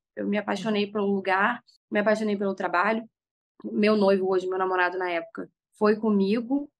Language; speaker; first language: Portuguese; native; Portuguese